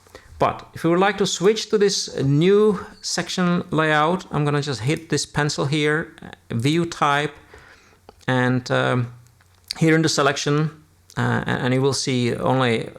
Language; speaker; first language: English; non-native, fluent; Czech